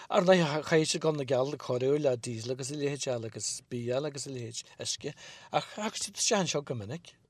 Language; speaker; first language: Irish; native; Irish